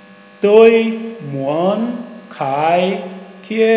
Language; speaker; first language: Vietnamese; non-native, learner; English